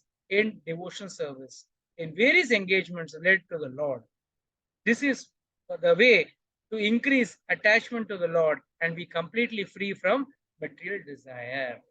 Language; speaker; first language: English; non-native, local second language; Hindi